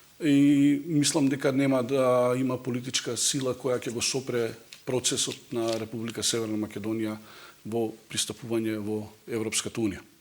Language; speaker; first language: Macedonian; non-native, local second language; Bosnian